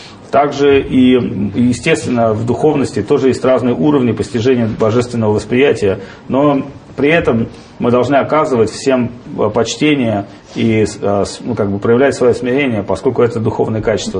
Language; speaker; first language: Russian; native; Russian